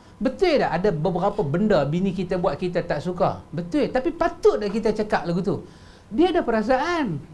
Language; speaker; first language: Malay; native; Malay